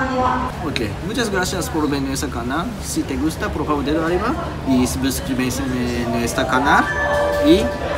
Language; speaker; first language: Spanish; non-native, learner; Japanese